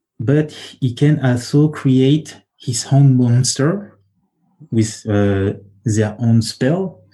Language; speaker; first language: English; non-native, learner; French